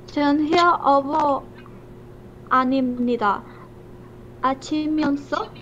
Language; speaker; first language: Korean; non-native, learner; Spanish